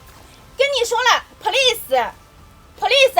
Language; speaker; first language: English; non-native, learner; Chinese